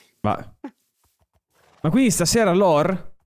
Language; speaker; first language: Italian; native; Italian